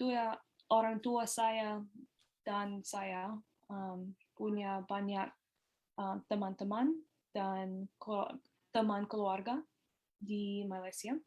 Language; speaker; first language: Indonesian; non-native, learner; English